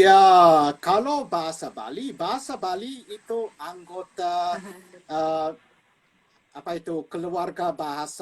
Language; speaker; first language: Indonesian; non-native, fluent; English